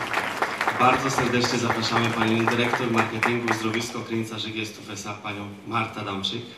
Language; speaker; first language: Polish; native; Polish